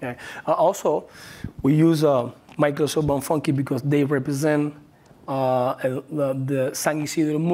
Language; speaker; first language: English; non-native, learner; Spanish